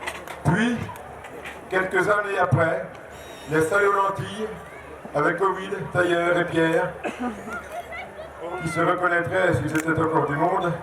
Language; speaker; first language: French; native; French